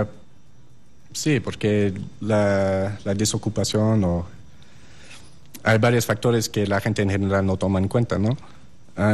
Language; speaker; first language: Spanish; non-native, fluent; French